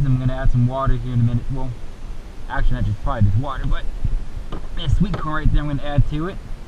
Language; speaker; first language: English; native; English